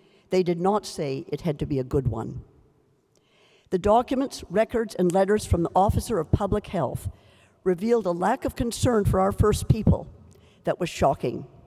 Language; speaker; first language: English; native; English